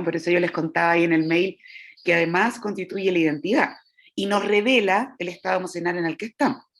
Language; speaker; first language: Spanish; native; Spanish